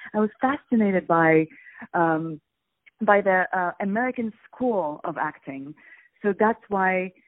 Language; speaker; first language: English; non-native, fluent; Polish